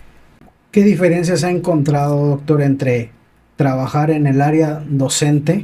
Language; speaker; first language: Spanish; native; Spanish